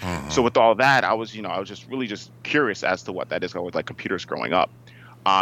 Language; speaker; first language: English; native; English